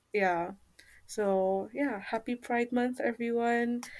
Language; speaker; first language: English; non-native, fluent; Indonesian